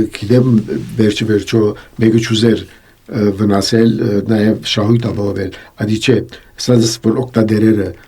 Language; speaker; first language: Armenian; early bilingual, heritage; Armenian